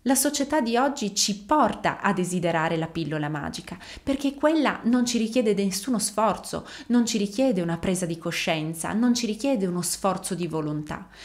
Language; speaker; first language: Italian; native; Italian